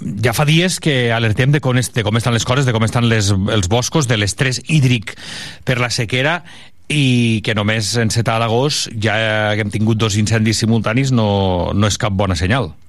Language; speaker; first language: Catalan; native; Catalan